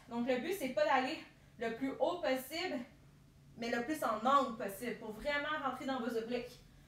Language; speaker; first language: French; native; French